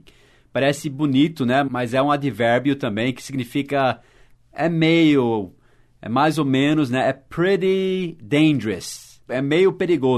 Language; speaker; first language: Portuguese; non-native, fluent; English